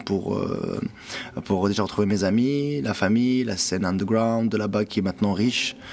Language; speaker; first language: French; non-native, local second language; Arabic